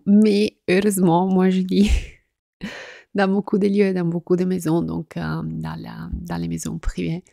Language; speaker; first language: French; non-native, fluent; Italian